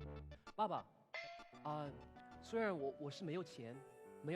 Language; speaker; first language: Chinese; non-native, fluent; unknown